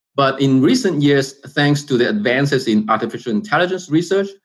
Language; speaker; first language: English; non-native, fluent; Chinese